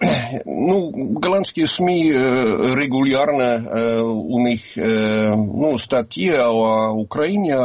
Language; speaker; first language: Russian; non-native, learner; Dutch